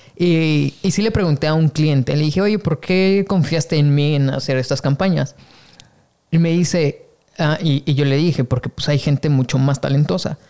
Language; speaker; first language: Spanish; native; Spanish